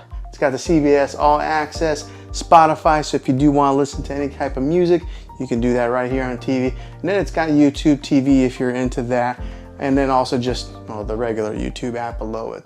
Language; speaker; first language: English; native; English